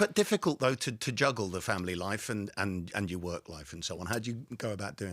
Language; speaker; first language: English; native; English